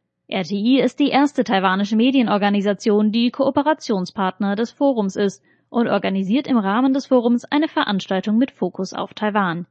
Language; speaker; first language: German; native; German